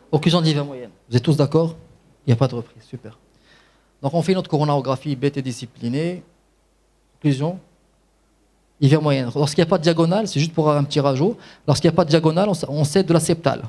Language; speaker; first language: French; non-native, local second language; Arabic